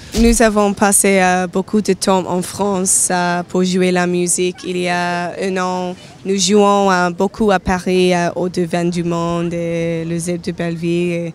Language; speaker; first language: French; non-native, learner; English